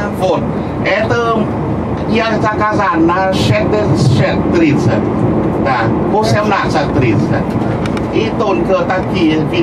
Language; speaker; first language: Russian; non-native, fluent; Vietnamese